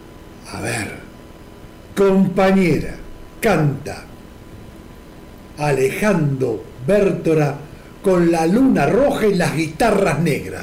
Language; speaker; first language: Spanish; native; Spanish